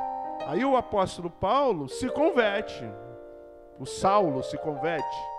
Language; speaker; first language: Portuguese; native; Portuguese